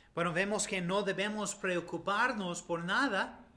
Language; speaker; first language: Spanish; non-native, learner; English